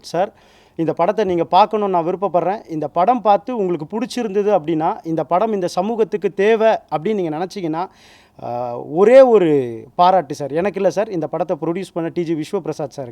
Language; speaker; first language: Tamil; native; Tamil